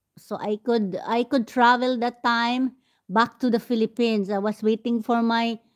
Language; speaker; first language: English; non-native, local second language; Cebuano